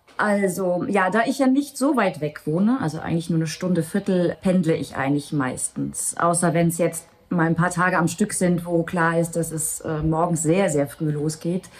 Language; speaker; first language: German; non-native, local second language; Luxembourgish